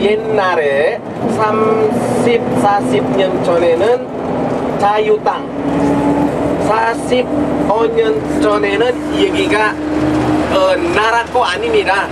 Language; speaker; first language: Korean; non-native, learner; Indonesian